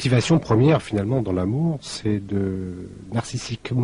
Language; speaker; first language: French; native; French